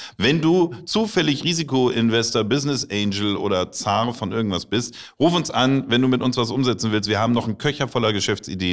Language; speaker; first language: German; native; German